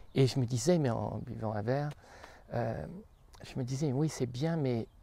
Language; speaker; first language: French; native; French